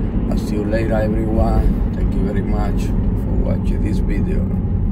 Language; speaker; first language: English; non-native, learner; Spanish